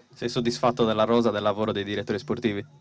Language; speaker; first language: Italian; native; Italian